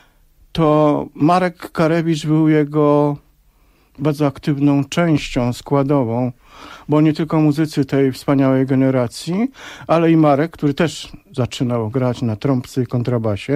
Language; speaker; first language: Polish; native; Polish